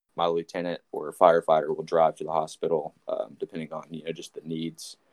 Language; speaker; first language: English; native; English